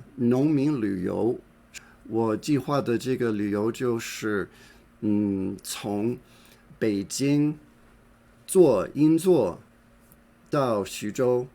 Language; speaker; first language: Chinese; non-native, fluent; English